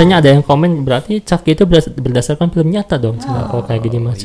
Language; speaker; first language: Indonesian; native; Indonesian